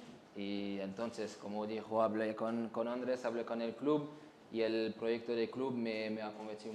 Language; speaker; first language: Spanish; non-native, fluent; French